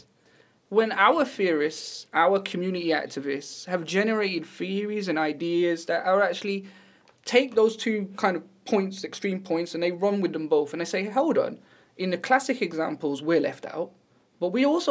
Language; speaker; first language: English; native; English